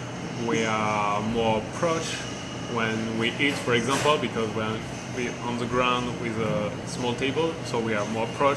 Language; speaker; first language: English; non-native, learner; French